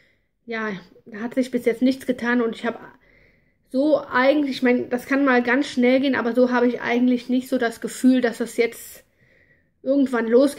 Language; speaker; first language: German; native; German